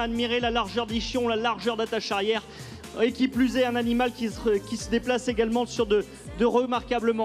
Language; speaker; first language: French; native; French